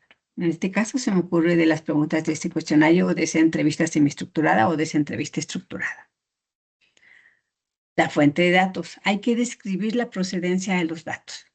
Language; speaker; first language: Spanish; native; Spanish